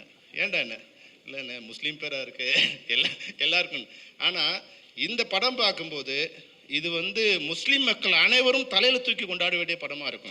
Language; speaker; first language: Tamil; native; Tamil